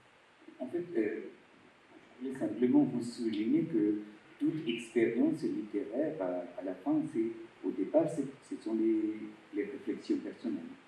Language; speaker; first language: French; non-native, fluent; Bangla